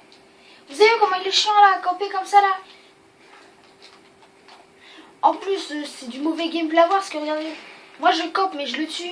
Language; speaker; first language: French; native; French